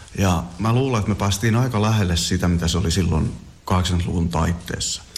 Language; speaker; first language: Finnish; native; Finnish